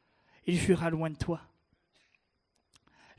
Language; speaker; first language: French; native; French